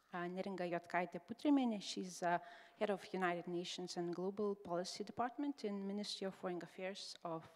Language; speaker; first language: English; non-native, fluent; Lithuanian